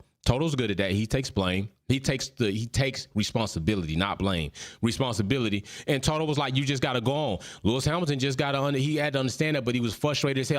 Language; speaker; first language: English; native; English